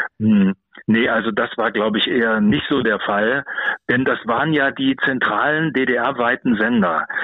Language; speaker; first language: German; native; German